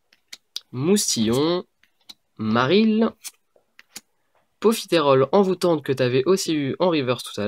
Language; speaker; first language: French; native; French